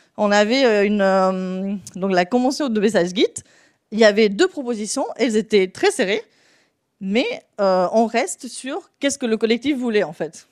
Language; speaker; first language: French; non-native, fluent; Spanish